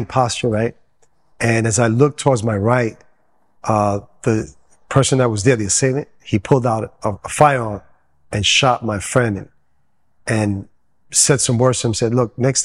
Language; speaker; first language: English; non-native, local second language; Spanish